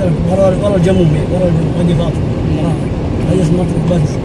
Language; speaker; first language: Arabic; non-native, fluent; Indonesian